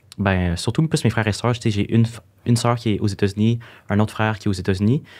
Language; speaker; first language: French; native; French